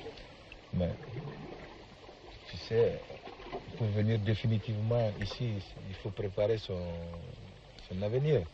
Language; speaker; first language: French; non-native, local second language; Soninke